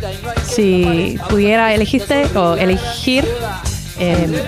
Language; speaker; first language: Spanish; non-native, learner; English